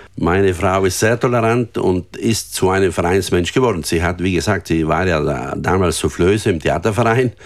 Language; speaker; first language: German; native; German